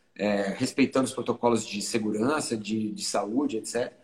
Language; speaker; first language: Portuguese; native; Portuguese